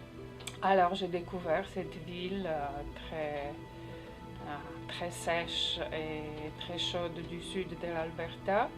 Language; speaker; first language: French; non-native, fluent; Polish